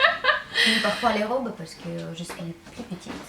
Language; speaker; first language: French; non-native, fluent; Russian